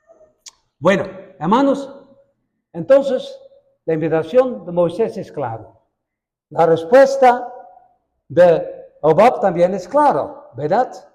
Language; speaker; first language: Spanish; non-native, fluent; Dutch